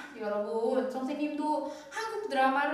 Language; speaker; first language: Korean; non-native, fluent; Indonesian